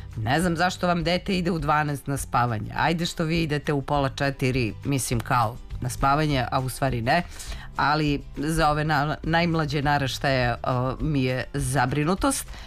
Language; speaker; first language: Serbian; native; Serbian